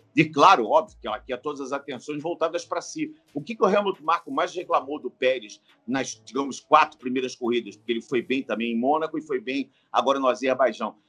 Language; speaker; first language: Portuguese; native; Portuguese